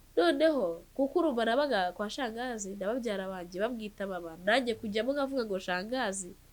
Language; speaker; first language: Kinyarwanda; native; Kinyarwanda